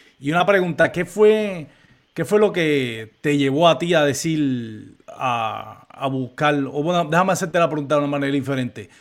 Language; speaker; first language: Spanish; native; Spanish